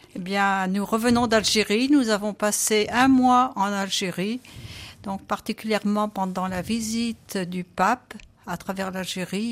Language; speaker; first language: French; native; French